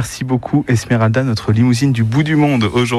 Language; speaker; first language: French; native; French